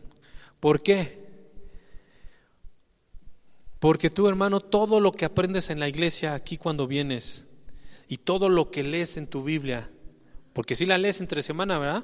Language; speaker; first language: Spanish; native; Spanish